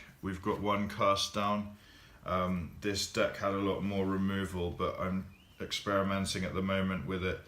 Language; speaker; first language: English; native; English